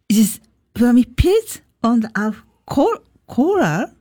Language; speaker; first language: German; non-native, learner; Japanese